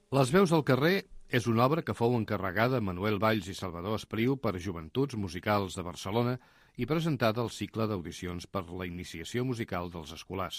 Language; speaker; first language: Catalan; native; Catalan